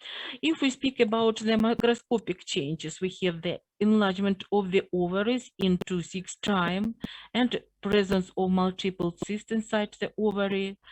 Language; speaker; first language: English; non-native, fluent; Russian